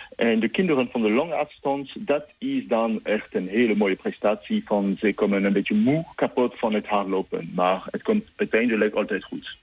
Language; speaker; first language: Dutch; non-native, fluent; French